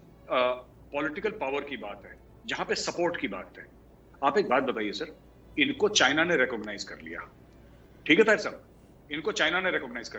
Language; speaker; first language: Hindi; native; Hindi